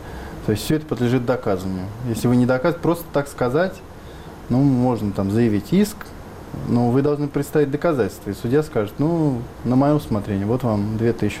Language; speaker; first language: Russian; native; Russian